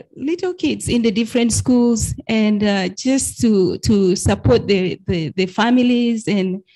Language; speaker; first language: English; non-native, fluent; Arabic